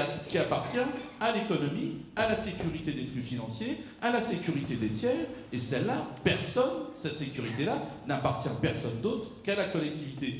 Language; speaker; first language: French; native; French